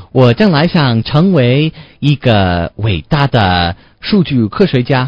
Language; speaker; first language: Chinese; non-native, learner; English